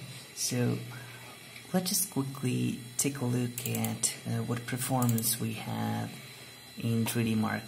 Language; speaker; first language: English; non-native, fluent; Hungarian